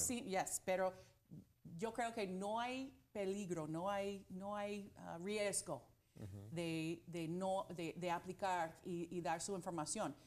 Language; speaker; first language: Spanish; non-native, fluent; English